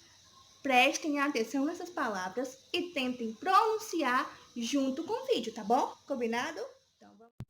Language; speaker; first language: Portuguese; native; Portuguese